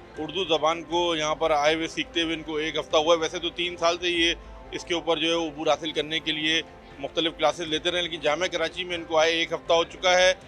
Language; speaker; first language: Urdu; native; Urdu